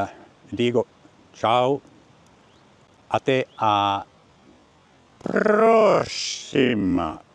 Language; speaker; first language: Portuguese; non-native, learner; Finnish